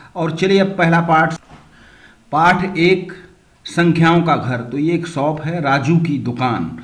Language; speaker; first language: Hindi; native; Hindi